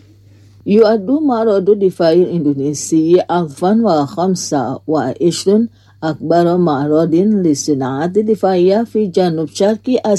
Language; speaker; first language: Arabic; non-native, fluent; Indonesian